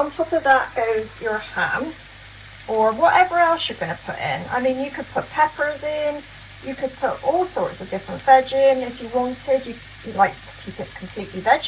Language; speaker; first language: English; native; English